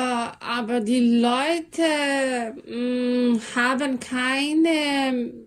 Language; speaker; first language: German; non-native, learner; Serbian